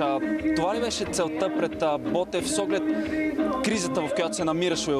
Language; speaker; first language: Bulgarian; native; Bulgarian